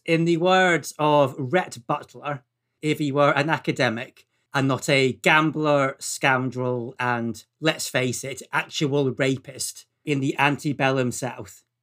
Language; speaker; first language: English; native; English